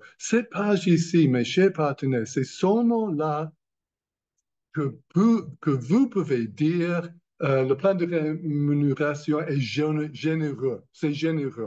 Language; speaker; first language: French; non-native, learner; English